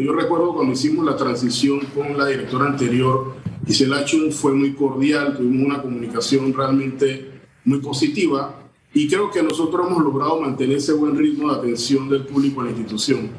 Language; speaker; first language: Spanish; native; Spanish